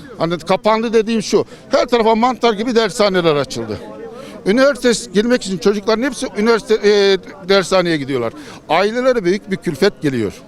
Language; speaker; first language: Turkish; native; Turkish